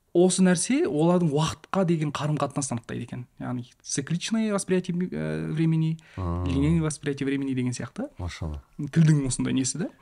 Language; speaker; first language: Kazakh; native; Kazakh